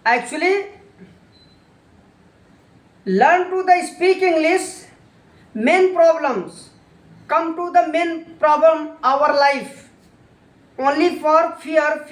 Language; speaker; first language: English; non-native, learner; Hindi